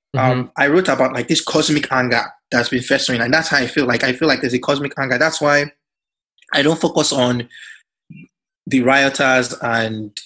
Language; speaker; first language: English; non-native, local second language; Yoruba